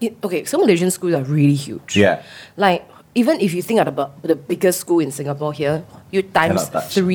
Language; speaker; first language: English; non-native, local second language; Chinese